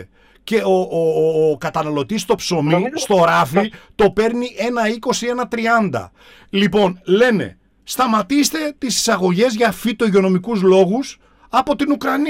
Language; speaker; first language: Greek; native; Greek